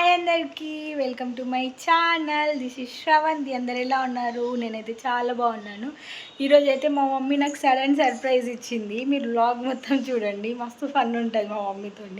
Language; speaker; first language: Telugu; non-native, local second language; Lambadi